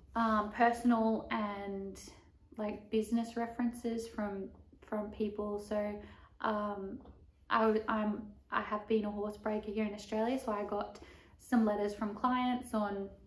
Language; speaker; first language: English; native; English